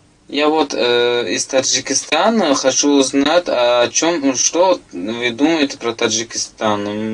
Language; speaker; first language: Russian; non-native, local second language; Tajik